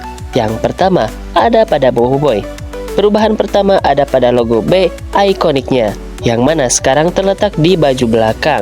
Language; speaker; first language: Indonesian; native; Indonesian